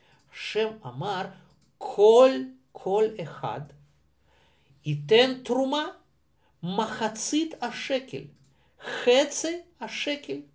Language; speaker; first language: Hebrew; non-native, fluent; Russian